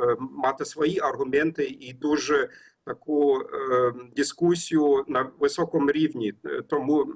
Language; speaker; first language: Ukrainian; non-native, learner; German